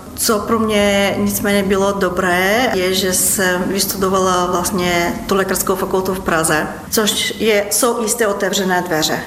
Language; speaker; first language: Czech; non-native, fluent; Bulgarian